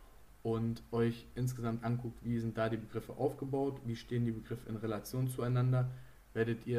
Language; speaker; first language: German; native; German